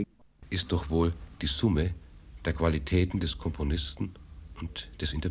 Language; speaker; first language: German; native; German